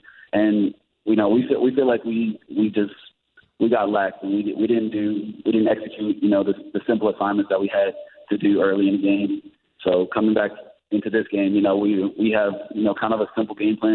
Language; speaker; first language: English; native; English